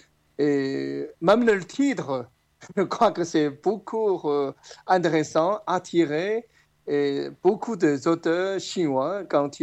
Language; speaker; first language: French; non-native, fluent; Chinese